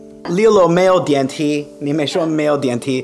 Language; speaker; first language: Chinese; non-native, fluent; English